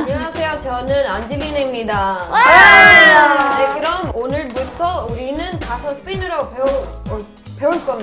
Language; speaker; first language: Korean; non-native, learner; Spanish